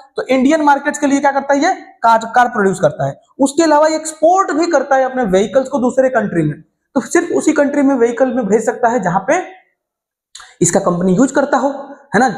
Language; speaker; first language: Hindi; native; Hindi